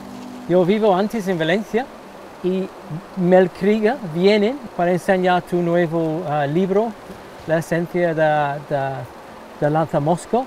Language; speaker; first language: Spanish; non-native, learner; English